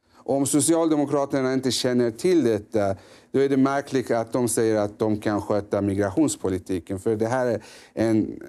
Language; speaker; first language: Swedish; early bilingual, other home language; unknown